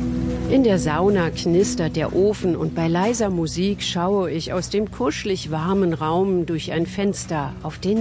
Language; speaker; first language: German; native; German